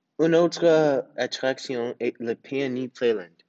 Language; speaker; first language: French; non-native, learner; English